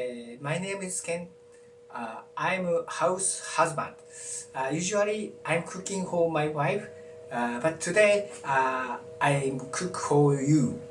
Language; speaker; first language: English; non-native, learner; Japanese